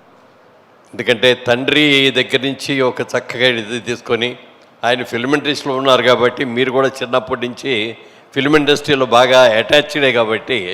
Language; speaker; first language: Telugu; native; Telugu